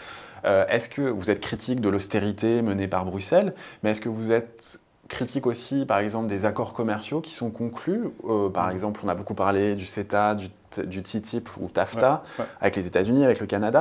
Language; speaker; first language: French; native; French